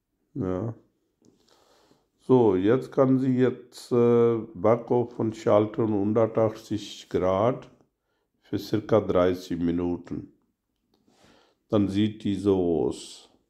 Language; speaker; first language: German; non-native, learner; Urdu